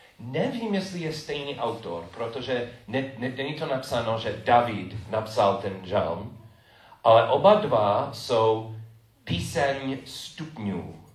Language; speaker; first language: Czech; non-native, fluent; English